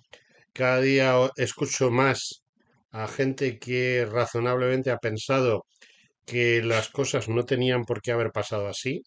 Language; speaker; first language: Spanish; native; Spanish